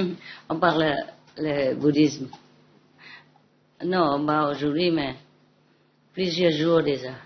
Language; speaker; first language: French; non-native, learner; Vietnamese